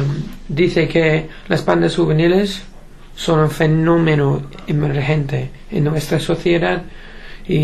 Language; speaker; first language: Spanish; non-native, learner; English